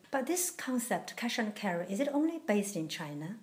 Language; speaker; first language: English; non-native, fluent; Chinese